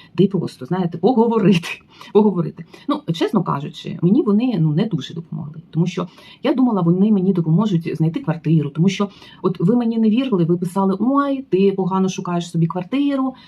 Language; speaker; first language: Ukrainian; native; Ukrainian